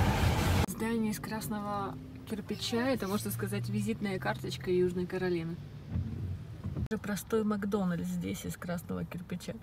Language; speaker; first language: Russian; native; Russian